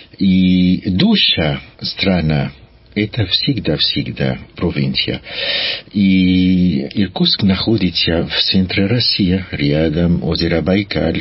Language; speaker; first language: Russian; non-native, learner; French